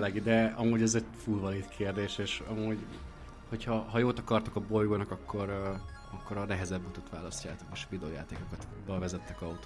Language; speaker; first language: Hungarian; native; Hungarian